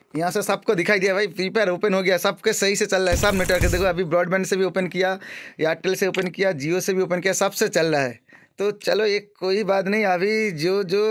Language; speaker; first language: Hindi; non-native, local second language; Bangla